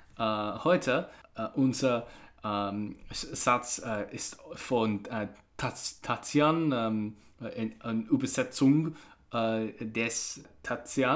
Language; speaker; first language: German; non-native, learner; English